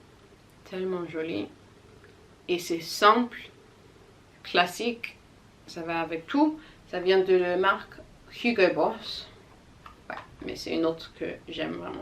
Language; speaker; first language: French; non-native, learner; English